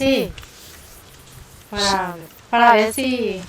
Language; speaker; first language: Spanish; non-native, local second language; Guarani